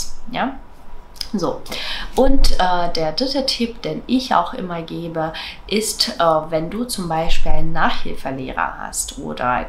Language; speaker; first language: German; non-native, fluent; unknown